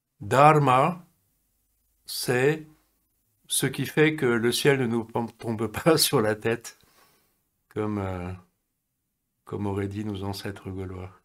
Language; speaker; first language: French; native; French